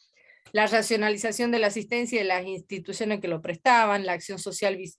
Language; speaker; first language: Spanish; native; Spanish